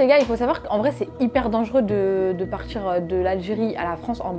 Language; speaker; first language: French; early bilingual, other home language; Arabic